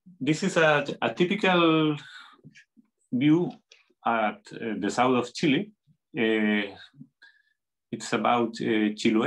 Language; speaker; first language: English; non-native, fluent; Spanish